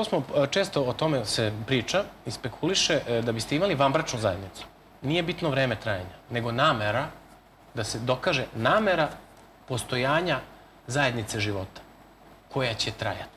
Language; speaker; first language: Serbian; native; Serbian